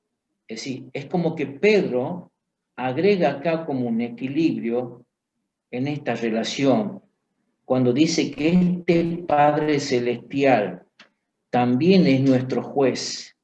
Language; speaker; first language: Spanish; native; Spanish